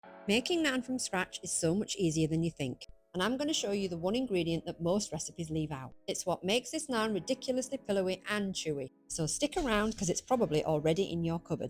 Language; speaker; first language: English; native; English